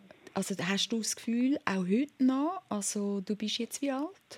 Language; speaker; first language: German; native; German